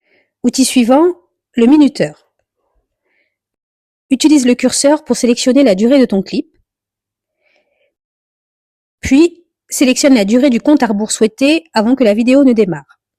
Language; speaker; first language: French; native; French